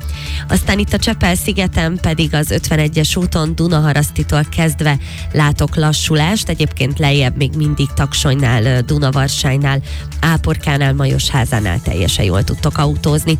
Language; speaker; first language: Hungarian; native; Hungarian